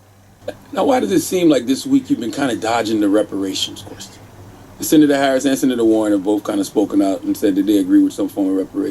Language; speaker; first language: English; native; English